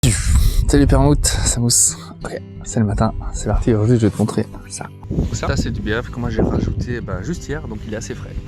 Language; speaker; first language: French; native; French